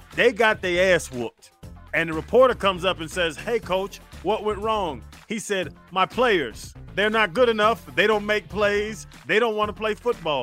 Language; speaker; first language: English; native; English